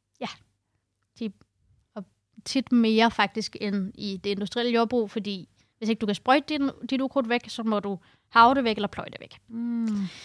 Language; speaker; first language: Danish; native; Danish